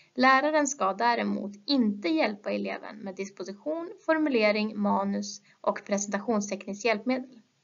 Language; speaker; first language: Swedish; native; Swedish